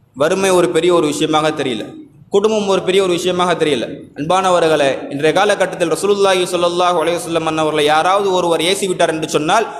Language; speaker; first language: Tamil; native; Tamil